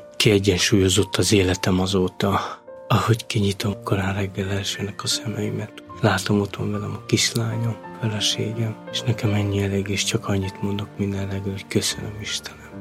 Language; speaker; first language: Hungarian; non-native, local second language; Romany